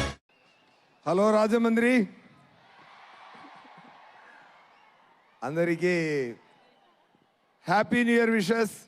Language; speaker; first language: Telugu; non-native, local second language; Tamil